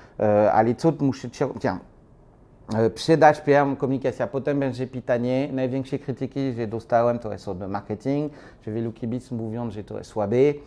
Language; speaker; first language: Polish; non-native, learner; French